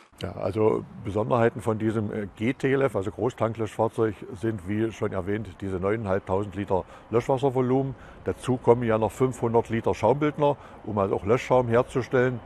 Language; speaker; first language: German; native; German